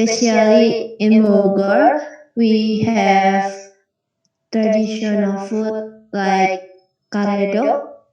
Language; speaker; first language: English; non-native, learner; Indonesian